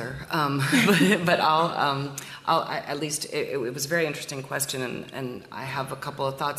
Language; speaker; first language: English; native; English